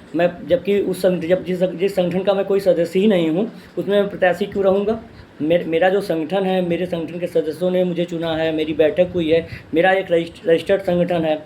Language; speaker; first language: Hindi; native; Hindi